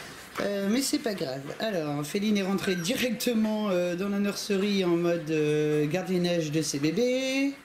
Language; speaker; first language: French; native; French